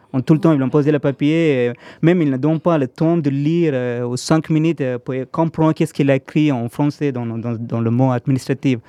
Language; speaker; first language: French; non-native, fluent; Tamil